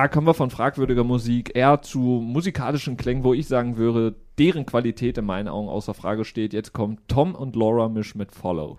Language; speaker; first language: German; native; German